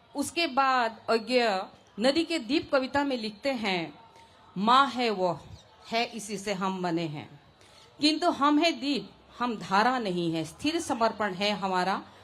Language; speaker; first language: Hindi; non-native, local second language; Assamese